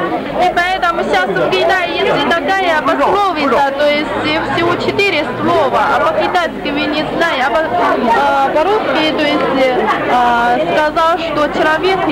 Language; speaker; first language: Russian; non-native, learner; Chinese